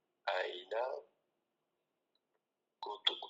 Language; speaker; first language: Arabic; non-native, learner; Indonesian